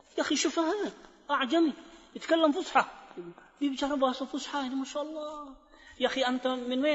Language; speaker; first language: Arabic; non-native, fluent; Indonesian